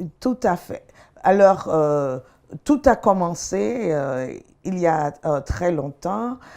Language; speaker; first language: French; non-native, local second language; Haitian Creole